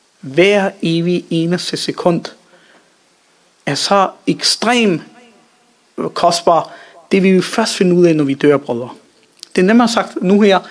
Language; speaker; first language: Danish; early bilingual, other home language; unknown